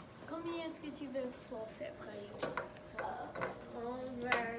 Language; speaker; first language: French; non-native, learner; English